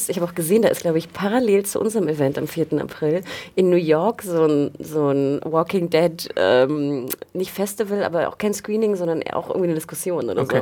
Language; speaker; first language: German; native; German